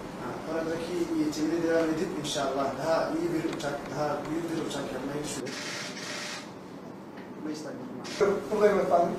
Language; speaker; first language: Turkish; non-native, fluent; Somali